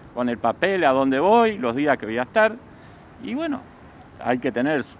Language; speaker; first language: Spanish; native; Spanish